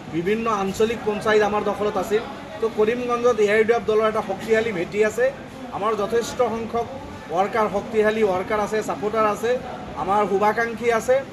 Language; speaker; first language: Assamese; non-native, local second language; Bangla